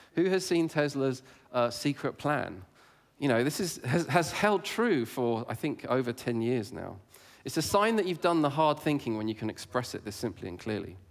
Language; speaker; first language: English; native; English